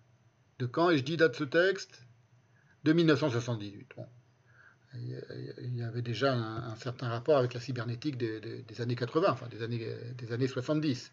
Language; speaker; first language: French; native; French